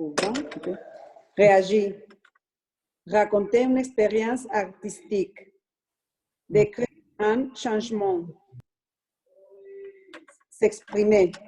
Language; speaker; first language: French; non-native, learner; Spanish